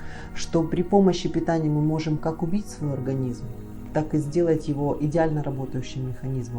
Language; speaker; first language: Russian; native; Russian